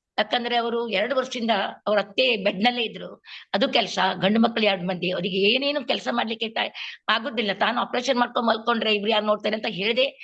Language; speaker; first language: Kannada; native; Kannada